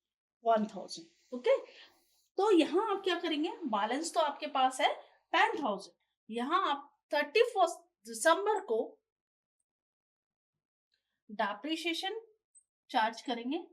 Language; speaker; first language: Hindi; native; Hindi